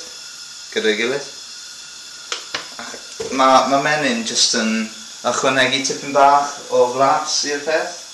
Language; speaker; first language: Welsh; non-native, local second language; English